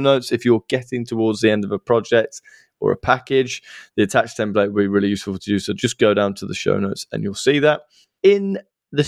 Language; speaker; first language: English; native; English